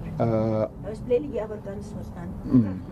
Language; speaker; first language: Dutch; non-native, local second language; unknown